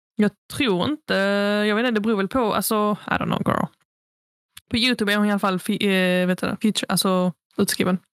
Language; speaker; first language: Swedish; early bilingual, other home language; Arabic